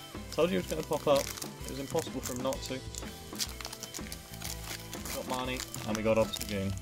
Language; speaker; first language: English; native; English